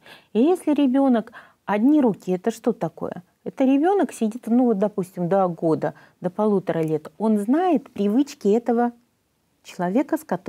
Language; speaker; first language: Russian; native; Russian